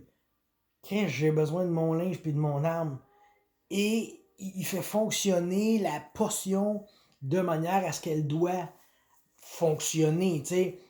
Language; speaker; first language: French; native; French